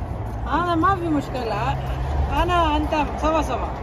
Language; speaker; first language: Arabic; non-native, learner; Hindi